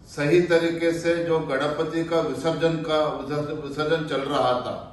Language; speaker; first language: Hindi; non-native, local second language; Kannada